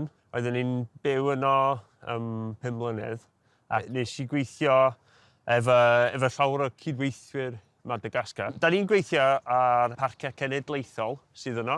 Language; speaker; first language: Welsh; non-native, local second language; English